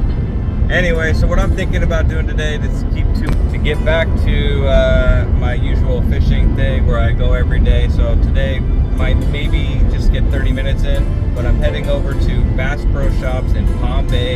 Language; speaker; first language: English; native; English